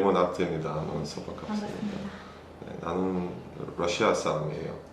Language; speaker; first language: Korean; non-native, learner; Russian